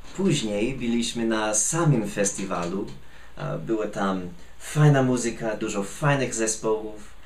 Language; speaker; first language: Polish; non-native, fluent; English